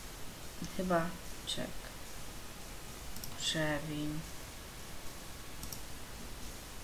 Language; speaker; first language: Polish; native; Polish